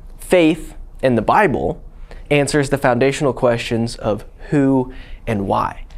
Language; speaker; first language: English; native; English